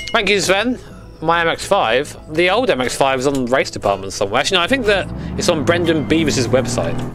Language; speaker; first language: English; native; English